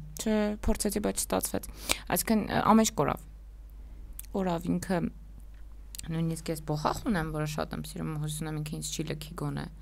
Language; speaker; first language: Armenian; native; Armenian